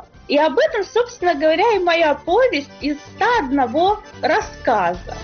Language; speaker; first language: Russian; native; Russian